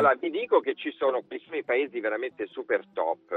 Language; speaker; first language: Italian; native; Italian